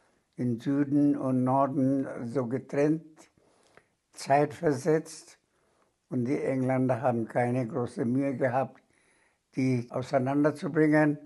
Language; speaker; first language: German; non-native, fluent; Bangla